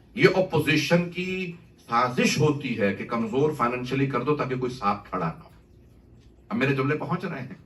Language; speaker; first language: Urdu; native; Urdu